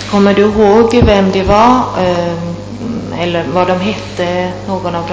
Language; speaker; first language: Swedish; non-native, fluent; Italian